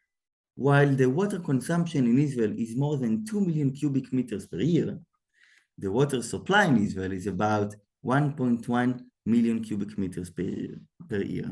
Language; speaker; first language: English; non-native, fluent; Hebrew